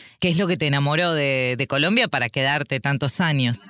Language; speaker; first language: Spanish; native; Spanish